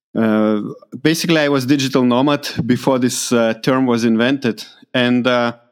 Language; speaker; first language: English; non-native, fluent; Lithuanian